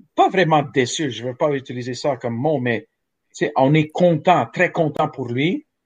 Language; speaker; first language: French; native; French